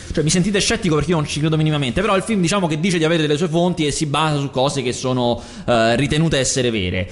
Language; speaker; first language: Italian; native; Italian